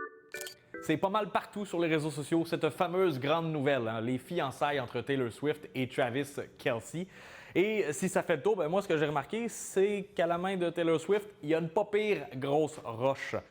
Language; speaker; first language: French; native; French